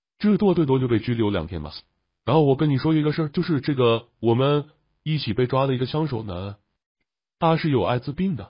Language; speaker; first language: Chinese; native; Chinese